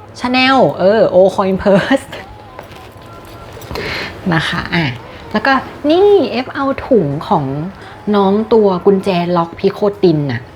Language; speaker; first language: Thai; native; Thai